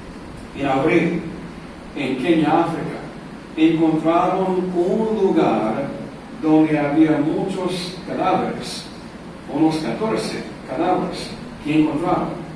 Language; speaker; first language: Spanish; non-native, fluent; English